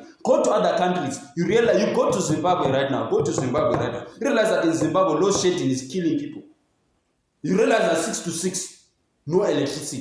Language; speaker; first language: English; non-native, local second language; Zulu